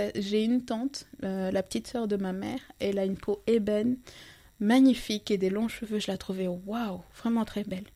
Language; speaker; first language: French; non-native, local second language; Ngazidja Comorian